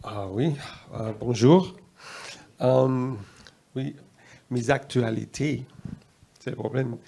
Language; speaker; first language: French; non-native, fluent; German